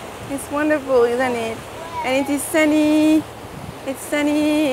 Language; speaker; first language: English; non-native, fluent; French